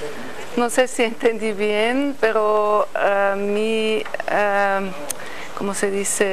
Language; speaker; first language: Spanish; non-native, fluent; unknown